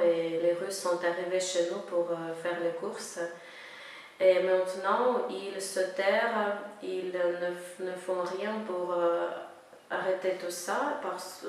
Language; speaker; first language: French; non-native, fluent; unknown